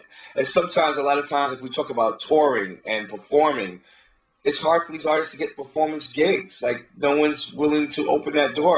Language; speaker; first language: English; native; English